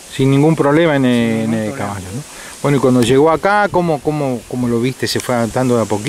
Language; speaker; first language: Spanish; native; Spanish